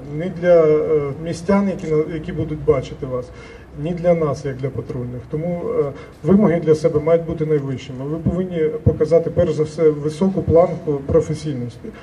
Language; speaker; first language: Ukrainian; native; Ukrainian